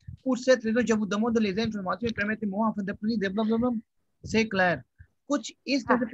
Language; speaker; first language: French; non-native, fluent; Hindi